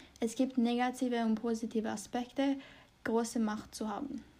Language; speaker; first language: German; non-native, learner; English